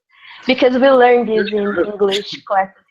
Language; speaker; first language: English; non-native, learner; Portuguese